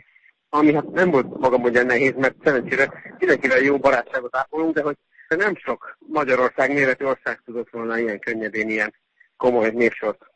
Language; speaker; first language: Hungarian; native; Hungarian